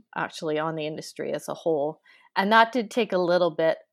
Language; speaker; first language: English; native; English